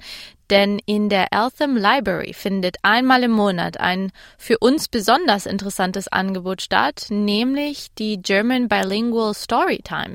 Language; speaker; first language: German; native; German